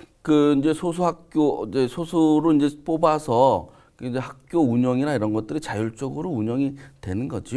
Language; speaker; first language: Korean; native; Korean